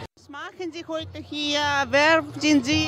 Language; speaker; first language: German; non-native, learner; Ukrainian